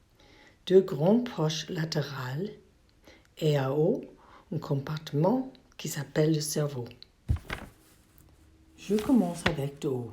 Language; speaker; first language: French; non-native, learner; English